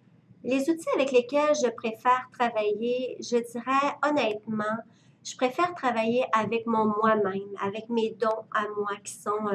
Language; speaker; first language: French; native; French